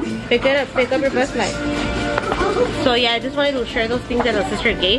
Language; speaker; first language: English; early bilingual, other home language; Spanish